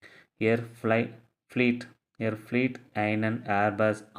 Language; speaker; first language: German; non-native, learner; Tamil